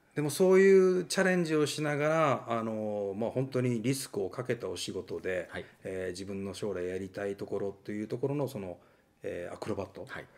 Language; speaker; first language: Japanese; native; Japanese